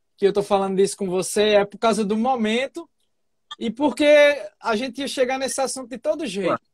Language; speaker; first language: Portuguese; native; Portuguese